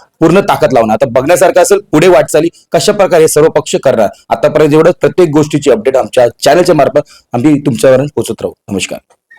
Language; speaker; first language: Marathi; non-native, local second language; Hindi